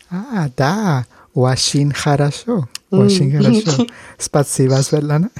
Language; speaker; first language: Russian; non-native, learner; English